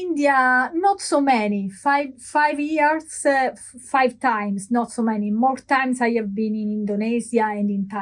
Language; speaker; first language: English; non-native, learner; Italian